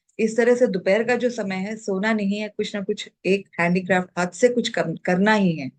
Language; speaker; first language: Hindi; native; Hindi